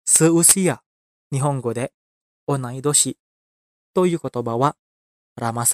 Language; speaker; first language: Japanese; non-native, fluent; Indonesian